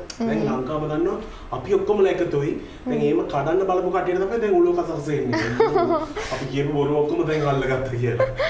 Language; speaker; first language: Sinhala; non-native, local second language; Tamil